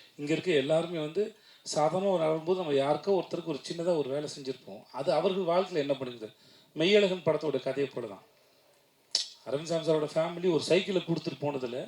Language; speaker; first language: Tamil; native; Tamil